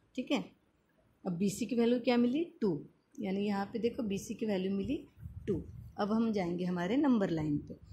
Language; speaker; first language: Hindi; non-native, local second language; Marathi